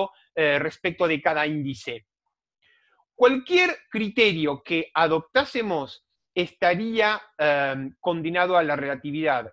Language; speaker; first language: Spanish; native; Spanish